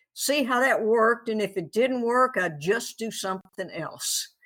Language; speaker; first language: English; native; English